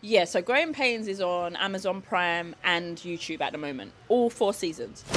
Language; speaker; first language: English; native; English